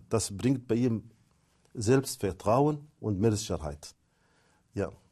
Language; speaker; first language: German; non-native, fluent; Arabic